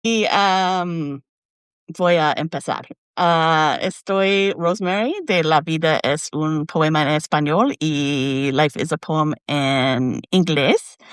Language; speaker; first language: Spanish; non-native, learner; English